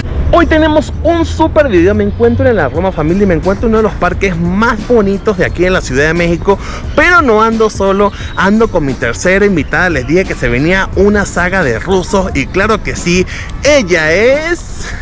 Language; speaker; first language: Spanish; native; Spanish